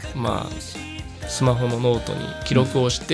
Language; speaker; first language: Japanese; native; Japanese